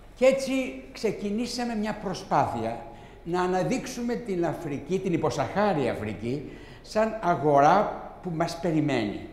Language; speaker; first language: Greek; native; Greek